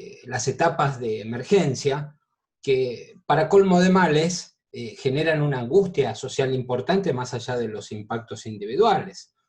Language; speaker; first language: Spanish; native; Spanish